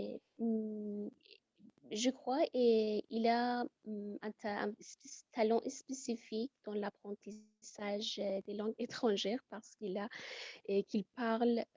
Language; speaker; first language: French; non-native, fluent; Persian